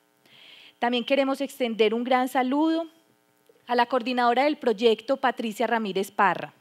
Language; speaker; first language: Spanish; native; Spanish